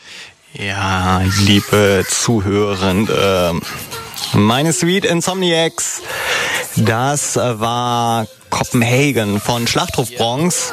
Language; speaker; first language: German; native; German